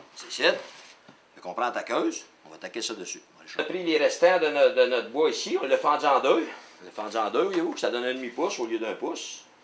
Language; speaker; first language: French; native; French